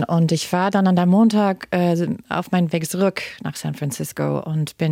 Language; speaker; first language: German; non-native, fluent; English